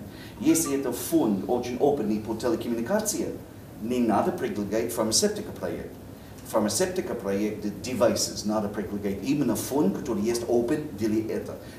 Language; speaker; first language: Russian; non-native, fluent; English